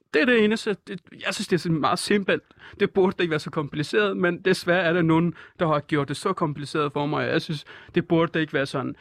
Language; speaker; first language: Danish; non-native, fluent; Persian